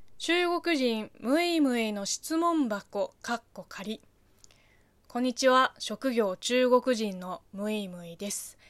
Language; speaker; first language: Japanese; non-native, fluent; Chinese